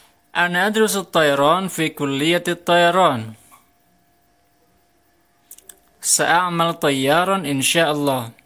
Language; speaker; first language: Arabic; non-native, fluent; Indonesian